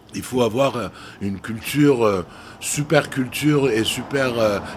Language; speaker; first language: French; non-native, fluent; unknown